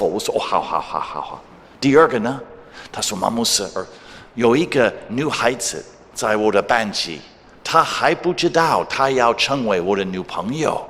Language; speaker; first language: Chinese; non-native, fluent; English